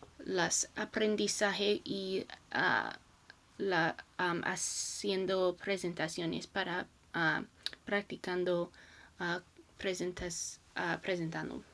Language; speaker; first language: Spanish; non-native, learner; English